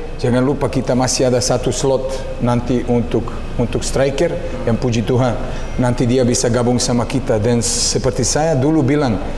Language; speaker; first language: Indonesian; non-native, learner; Serbian